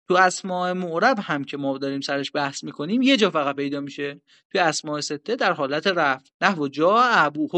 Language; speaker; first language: Persian; native; Persian